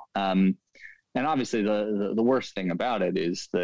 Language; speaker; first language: English; native; English